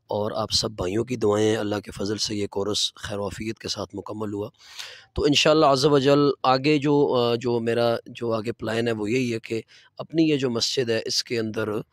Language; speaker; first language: Urdu; non-native, local second language; Punjabi